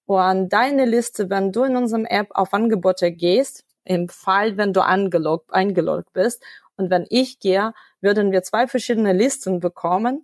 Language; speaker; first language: German; non-native, fluent; Russian